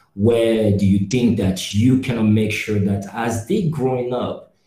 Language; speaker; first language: English; non-native, local second language; French